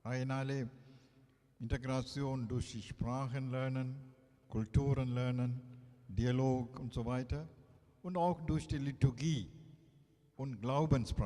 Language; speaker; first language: German; non-native, fluent; Tamil